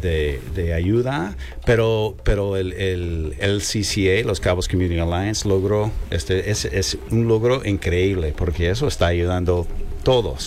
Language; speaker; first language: Spanish; non-native, fluent; English